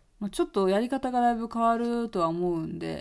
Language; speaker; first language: Japanese; native; Japanese